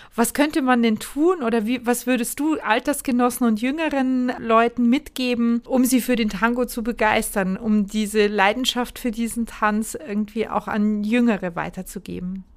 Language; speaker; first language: German; native; German